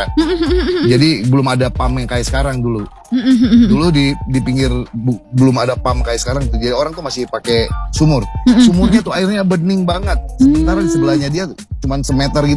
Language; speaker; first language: Indonesian; native; Indonesian